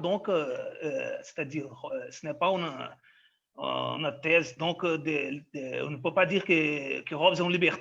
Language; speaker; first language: French; non-native, learner; Portuguese